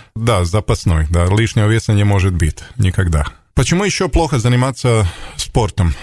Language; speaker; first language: Russian; non-native, fluent; Serbian